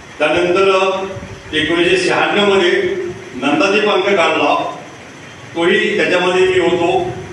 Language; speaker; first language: Marathi; native; Marathi